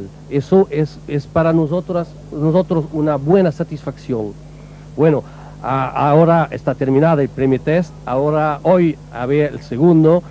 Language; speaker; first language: Spanish; non-native, learner; French